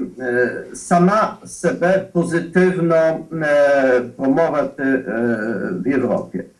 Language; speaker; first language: Ukrainian; non-native, fluent; Polish